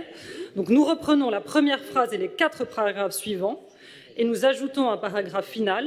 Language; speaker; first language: French; native; French